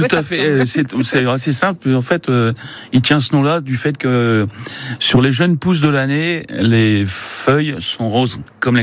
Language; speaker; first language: French; native; French